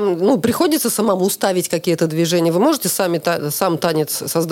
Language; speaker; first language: Russian; native; Russian